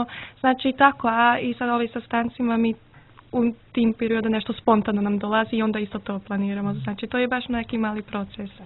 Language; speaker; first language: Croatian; early bilingual, heritage; Serbian